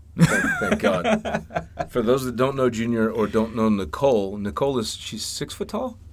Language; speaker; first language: English; native; English